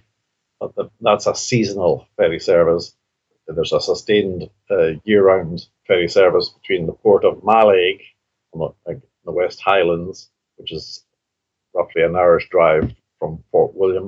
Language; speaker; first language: English; non-native, local second language; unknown